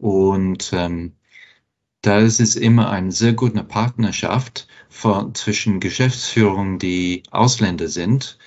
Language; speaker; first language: German; non-native, fluent; English